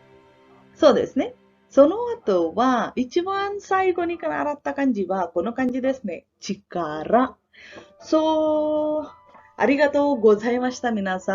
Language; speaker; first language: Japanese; non-native, fluent; Hindi